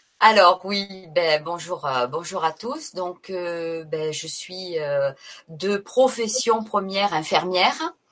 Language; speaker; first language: French; native; French